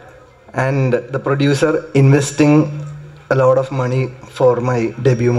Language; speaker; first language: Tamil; non-native, learner; Malayalam